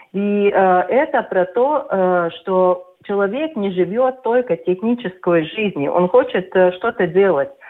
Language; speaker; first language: Russian; non-native, local second language; Latvian